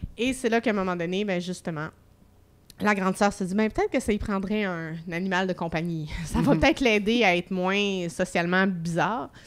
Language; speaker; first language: French; native; French